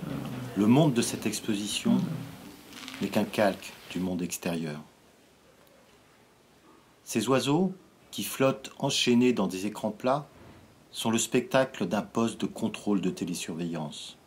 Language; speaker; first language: French; native; French